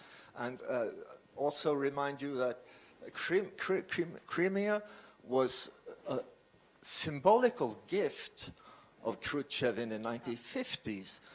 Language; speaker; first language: English; non-native, fluent; French